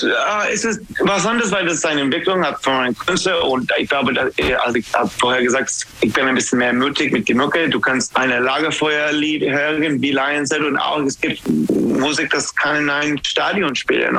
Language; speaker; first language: German; non-native, fluent; English